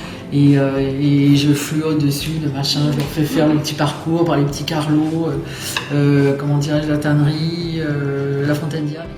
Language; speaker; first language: French; native; French